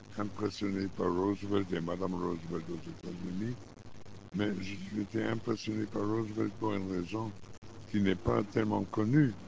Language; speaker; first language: French; non-native, fluent; German